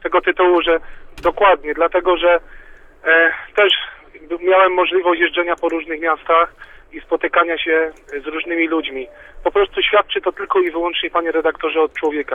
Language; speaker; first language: Polish; native; Polish